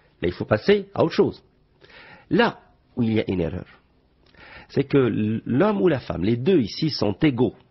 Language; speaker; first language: French; non-native, local second language; Arabic